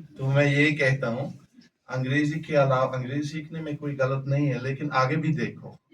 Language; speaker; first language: Hindi; non-native, fluent; German